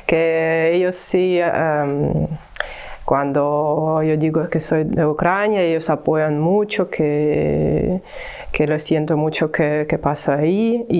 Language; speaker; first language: Spanish; non-native, learner; Ukrainian